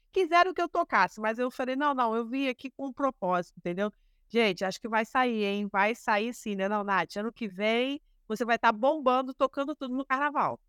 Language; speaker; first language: Portuguese; native; Portuguese